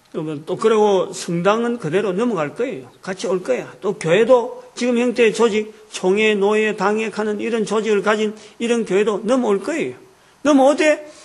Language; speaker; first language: Korean; native; Korean